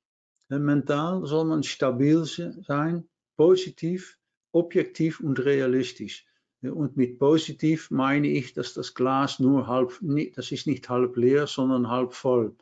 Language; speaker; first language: German; non-native, learner; Dutch